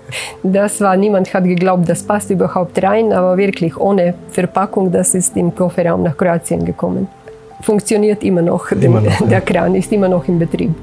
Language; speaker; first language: German; non-native, fluent; Croatian